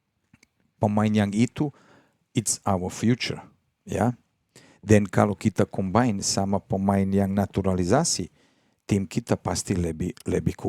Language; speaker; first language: Indonesian; non-native, fluent; Serbian